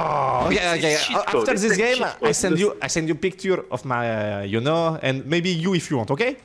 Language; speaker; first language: English; non-native, learner; French